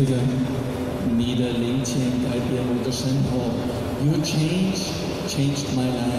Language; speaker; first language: Chinese; non-native, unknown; German